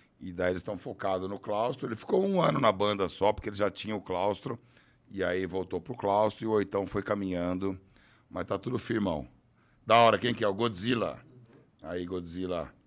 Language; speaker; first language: Portuguese; native; Portuguese